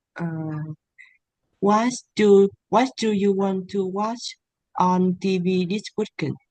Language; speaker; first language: English; non-native, learner; Vietnamese